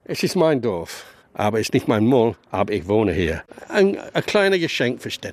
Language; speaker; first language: German; non-native, learner; English